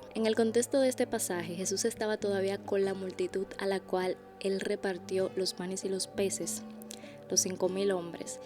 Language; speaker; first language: Spanish; native; Spanish